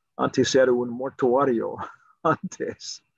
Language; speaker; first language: Spanish; non-native, learner; English